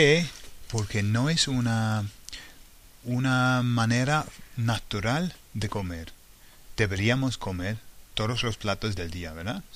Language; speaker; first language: Spanish; non-native, fluent; English